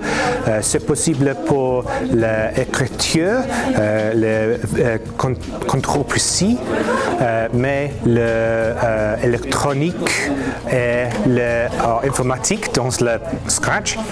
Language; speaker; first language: French; non-native, learner; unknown